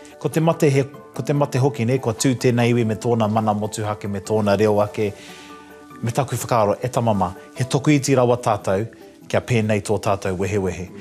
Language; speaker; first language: Māori; non-native, local second language; English